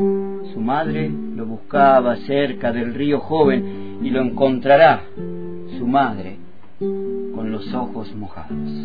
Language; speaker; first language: Spanish; native; Spanish